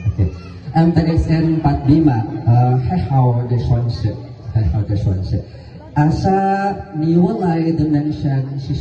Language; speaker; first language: Chinese; non-native, learner; Indonesian